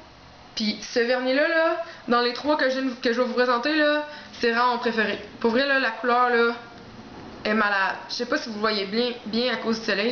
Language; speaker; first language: French; native; French